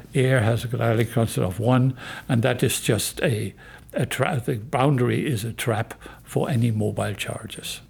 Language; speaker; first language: English; non-native, fluent; German